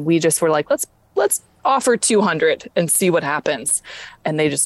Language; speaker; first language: English; native; English